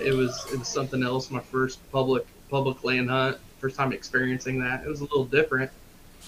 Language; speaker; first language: English; native; English